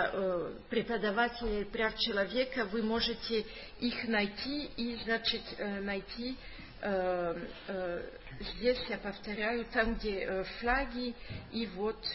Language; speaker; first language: Russian; non-native, fluent; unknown